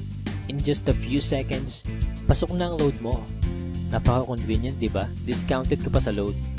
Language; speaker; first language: Filipino; native; Filipino